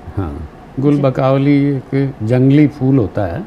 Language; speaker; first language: Hindi; native; Hindi